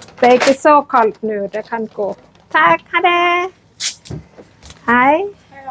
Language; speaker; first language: Norwegian; non-native, learner; Thai